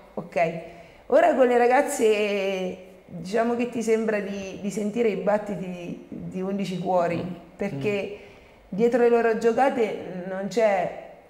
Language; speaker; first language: Italian; native; Italian